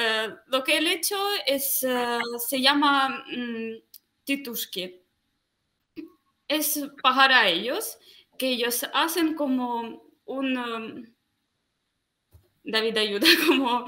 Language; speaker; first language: Spanish; non-native, fluent; Russian